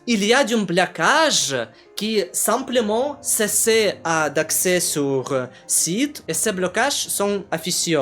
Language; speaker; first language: French; non-native, learner; Russian